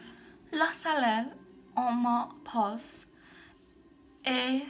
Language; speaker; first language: French; non-native, learner; English